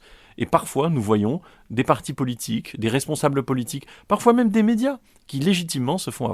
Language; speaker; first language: French; native; French